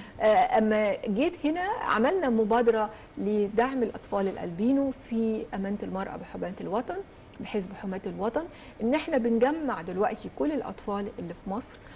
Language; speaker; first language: Arabic; native; Arabic